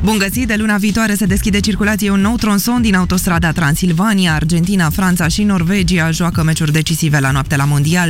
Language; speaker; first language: Romanian; native; Romanian